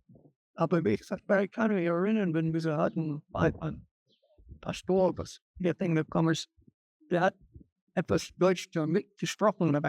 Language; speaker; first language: German; early bilingual, heritage; German